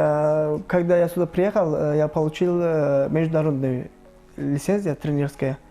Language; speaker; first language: Russian; non-native, learner; Turkish